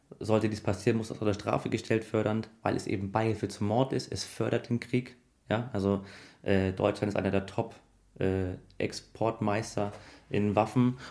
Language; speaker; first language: German; early bilingual, other home language; Arabic